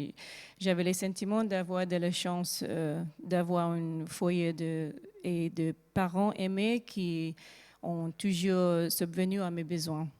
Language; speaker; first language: French; non-native, learner; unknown